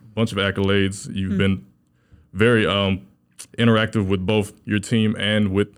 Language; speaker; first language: English; native; English